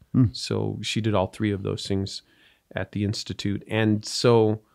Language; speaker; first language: English; native; English